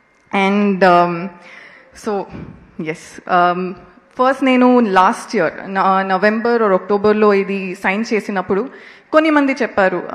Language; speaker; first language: Telugu; non-native, local second language; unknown